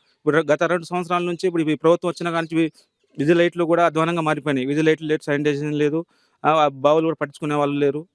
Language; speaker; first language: Telugu; non-native, local second language; Lambadi